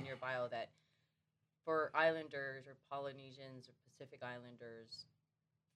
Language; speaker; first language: English; non-native, fluent; Samoan